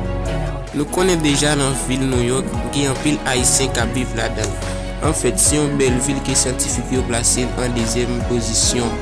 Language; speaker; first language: French; non-native, learner; Haitian Creole